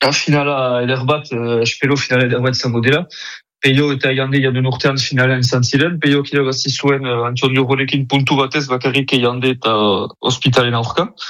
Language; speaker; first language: Basque; native; Basque